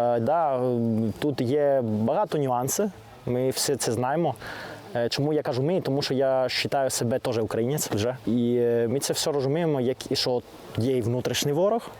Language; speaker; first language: Ukrainian; non-native, learner; Greek